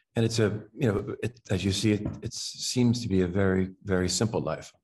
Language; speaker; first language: English; native; English